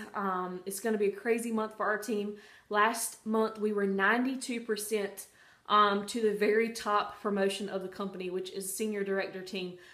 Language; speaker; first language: English; native; English